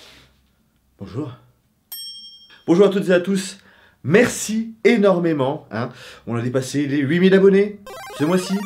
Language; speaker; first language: French; native; French